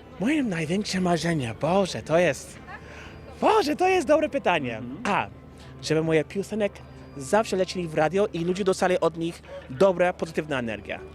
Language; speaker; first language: Polish; non-native, fluent; English